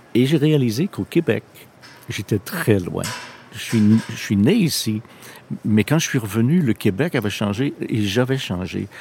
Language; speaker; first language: French; non-native, local second language; English